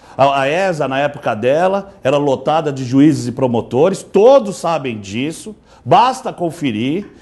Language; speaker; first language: Portuguese; native; Portuguese